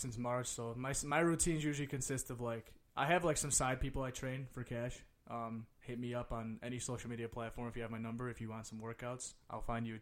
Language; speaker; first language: English; native; English